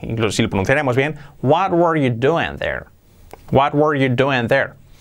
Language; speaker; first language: English; non-native, fluent; Spanish